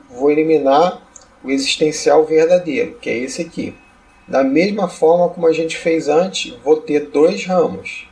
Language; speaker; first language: Portuguese; native; Portuguese